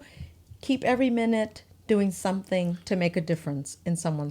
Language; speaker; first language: English; native; English